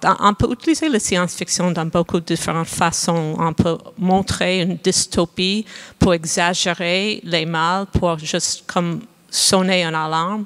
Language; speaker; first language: French; non-native, fluent; English